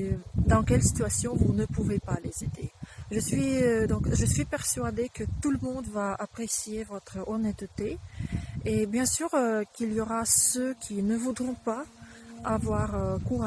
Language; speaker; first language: French; non-native, fluent; Russian